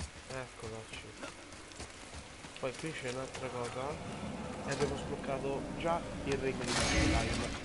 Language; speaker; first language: Italian; native; Italian